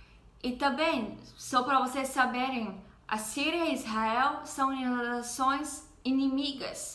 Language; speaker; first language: Portuguese; non-native, fluent; Hebrew